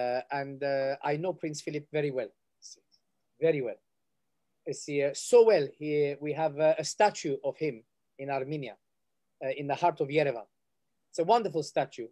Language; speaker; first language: English; early bilingual, other home language; Armenian